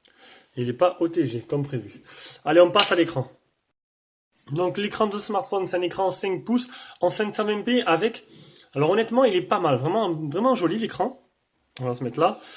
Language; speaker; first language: French; native; French